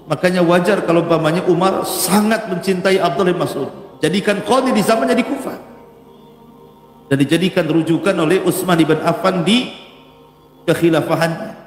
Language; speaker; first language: Indonesian; native; Indonesian